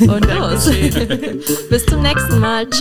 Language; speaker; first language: German; native; German